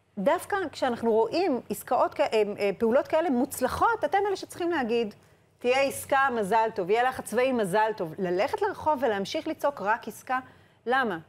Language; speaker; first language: Hebrew; native; Hebrew